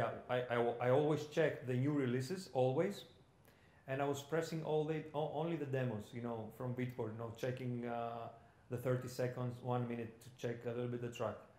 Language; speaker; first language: English; non-native, fluent; Greek